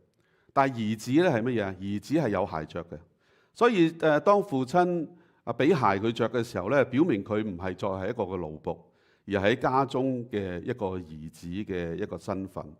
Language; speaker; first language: Chinese; native; Chinese